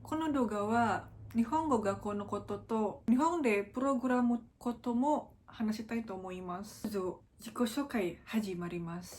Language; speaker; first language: Japanese; non-native, learner; Indonesian